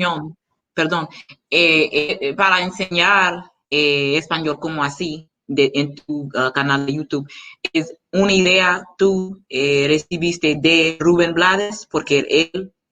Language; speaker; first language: Spanish; non-native, learner; English